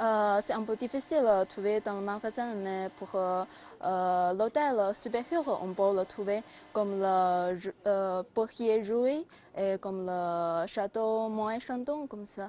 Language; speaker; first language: French; non-native, learner; Chinese